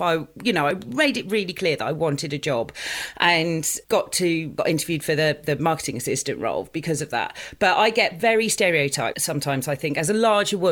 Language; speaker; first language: English; native; English